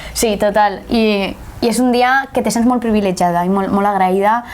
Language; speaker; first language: Catalan; native; Catalan